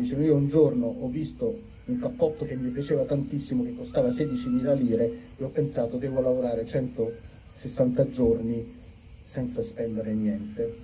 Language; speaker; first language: Italian; early bilingual, heritage; Italian